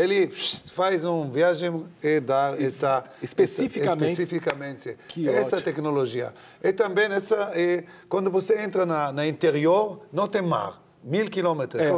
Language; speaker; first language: Portuguese; non-native, learner; Hebrew